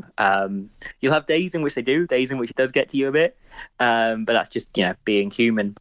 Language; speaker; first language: English; native; English